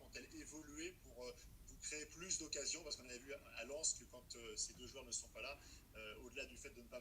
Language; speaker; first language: French; native; French